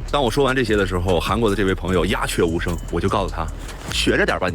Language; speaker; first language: Chinese; native; Chinese